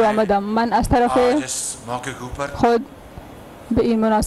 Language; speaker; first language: Persian; non-native, learner; Urdu